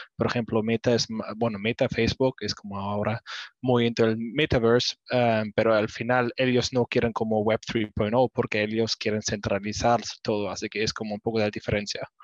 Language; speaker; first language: Spanish; non-native, learner; English